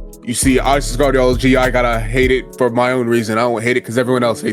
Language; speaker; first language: English; native; English